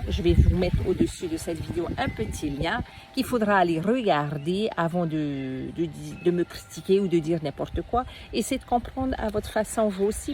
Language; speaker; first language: French; native; French